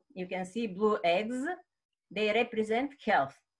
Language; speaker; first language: English; non-native, fluent; Bulgarian